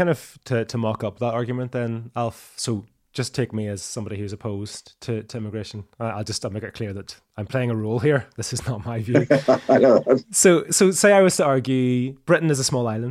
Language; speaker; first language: English; native; English